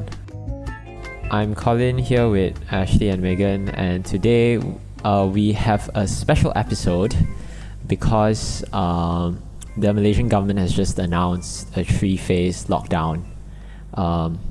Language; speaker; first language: English; non-native, local second language; Chinese